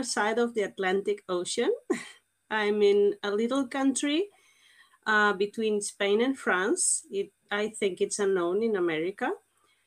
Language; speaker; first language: English; non-native, fluent; Portuguese